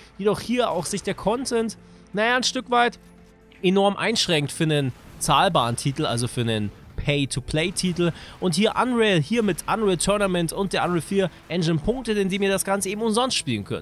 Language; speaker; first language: German; native; German